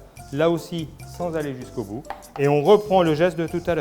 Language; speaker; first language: French; native; French